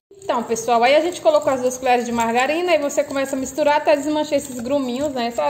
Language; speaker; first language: Portuguese; native; Portuguese